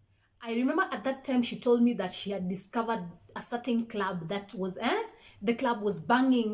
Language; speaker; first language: English; non-native, local second language; Swahili